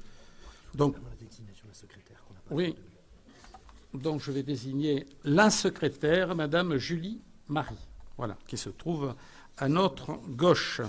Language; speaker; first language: French; native; French